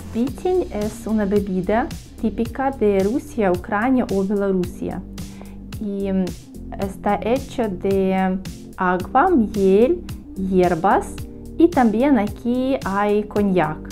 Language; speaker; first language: Spanish; non-native, fluent; Russian